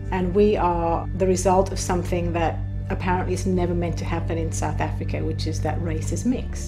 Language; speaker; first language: English; native; English